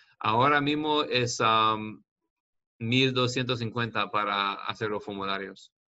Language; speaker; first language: Spanish; non-native, learner; English